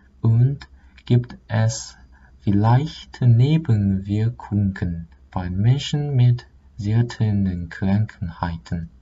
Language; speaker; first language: German; non-native, learner; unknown